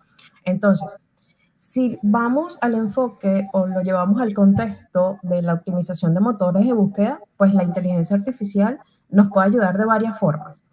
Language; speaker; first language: Spanish; native; Spanish